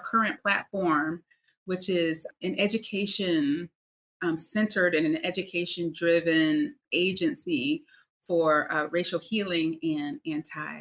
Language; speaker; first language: English; native; English